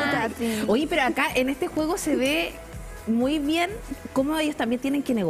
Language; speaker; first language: Spanish; native; Spanish